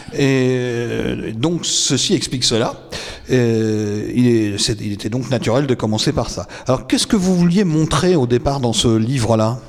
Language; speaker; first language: French; native; French